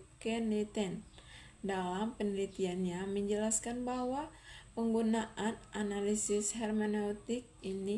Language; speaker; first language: Indonesian; native; Indonesian